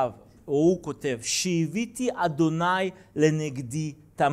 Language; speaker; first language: Hebrew; non-native, fluent; Russian